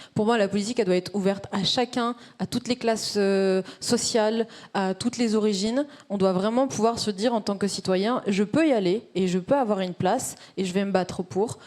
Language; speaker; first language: French; early bilingual, other home language; Arabic